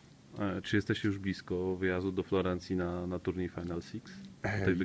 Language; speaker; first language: Polish; native; Polish